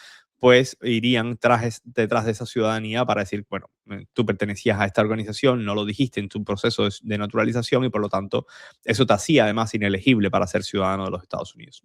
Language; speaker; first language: Spanish; native; Spanish